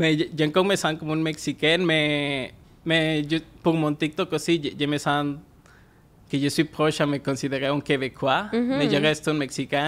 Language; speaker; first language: French; non-native, fluent; Spanish